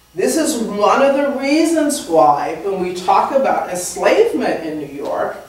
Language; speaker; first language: English; native; English